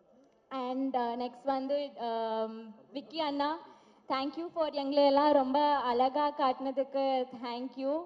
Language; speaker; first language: Tamil; non-native, learner; Malayalam